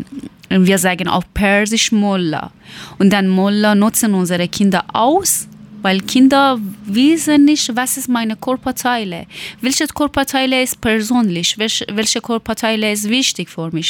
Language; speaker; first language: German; non-native, learner; Persian